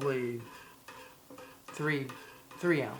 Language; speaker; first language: English; native; English